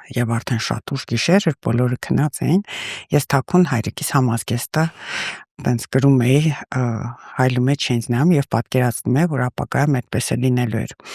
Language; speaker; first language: Armenian; early bilingual, heritage; Russian